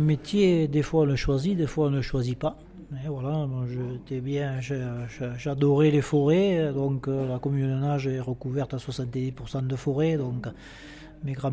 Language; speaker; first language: French; native; French